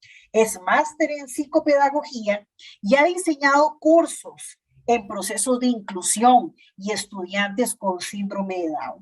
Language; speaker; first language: Spanish; native; Spanish